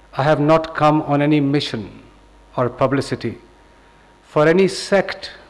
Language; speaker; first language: English; non-native, local second language; Punjabi